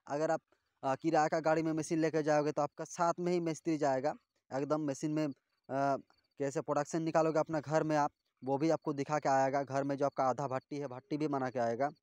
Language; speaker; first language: Hindi; non-native, local second language; Bangla